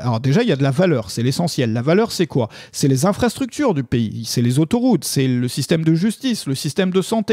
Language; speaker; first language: French; native; French